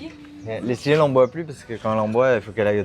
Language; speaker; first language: French; native; French